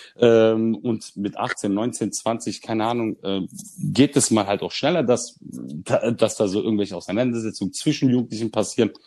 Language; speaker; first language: German; early bilingual, other home language; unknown